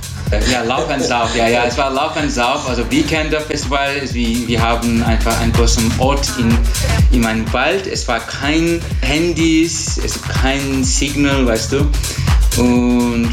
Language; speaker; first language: German; non-native, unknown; Turkish